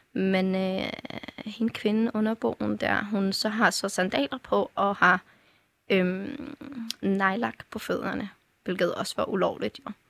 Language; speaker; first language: Danish; early bilingual, other home language; Persian